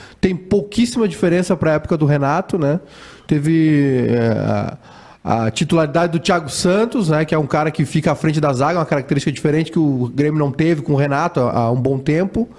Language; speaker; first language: Portuguese; native; Portuguese